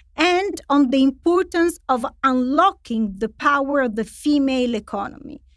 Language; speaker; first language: English; non-native, fluent; Italian